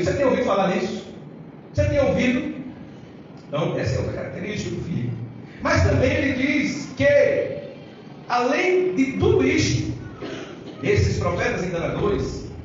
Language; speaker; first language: Portuguese; native; Portuguese